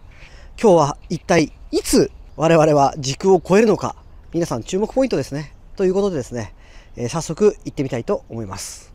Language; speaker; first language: Japanese; native; Japanese